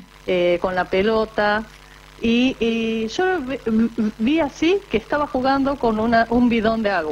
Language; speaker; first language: Spanish; non-native, fluent; Japanese